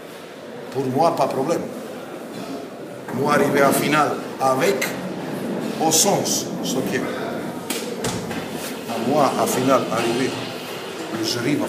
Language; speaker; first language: French; non-native, learner; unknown